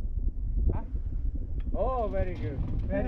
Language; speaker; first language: English; non-native, learner; Finnish